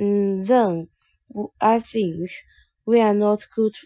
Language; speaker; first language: English; non-native, learner; Chinese